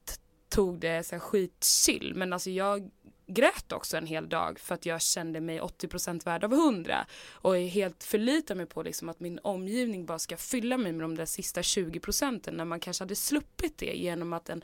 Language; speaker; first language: Swedish; native; Swedish